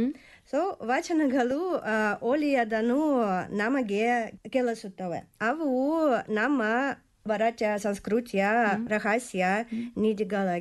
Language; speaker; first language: Kannada; non-native, learner; Russian